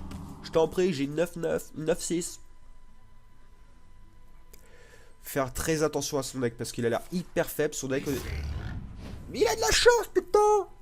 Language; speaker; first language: French; native; French